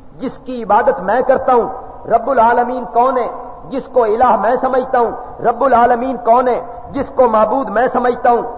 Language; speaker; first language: Urdu; non-native, local second language; Punjabi